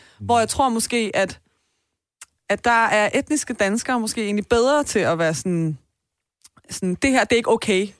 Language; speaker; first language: Danish; early bilingual, other home language; Persian